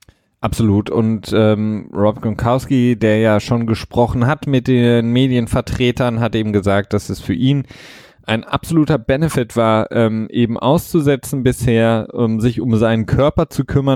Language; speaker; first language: German; native; German